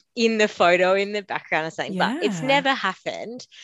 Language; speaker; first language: English; native; English